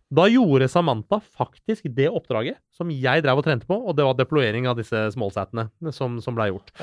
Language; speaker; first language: Norwegian; early bilingual, other home language; Persian